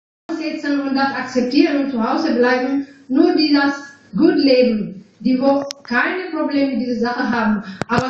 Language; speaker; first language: German; non-native, fluent; Tigrinya